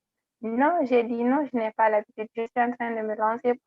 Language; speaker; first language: French; non-native, local second language; Fula